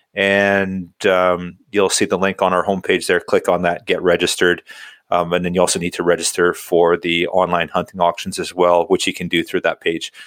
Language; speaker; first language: English; native; English